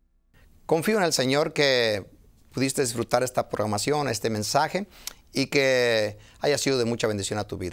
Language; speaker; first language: Spanish; native; Spanish